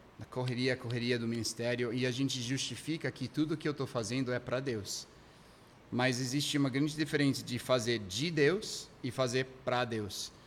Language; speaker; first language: Portuguese; non-native, fluent; English